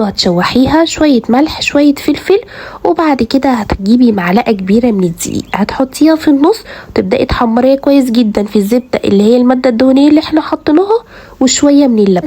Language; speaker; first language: Arabic; native; Arabic